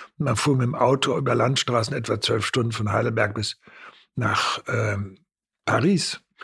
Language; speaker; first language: German; native; German